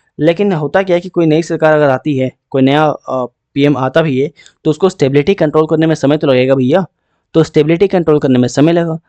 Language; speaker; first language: Hindi; native; Hindi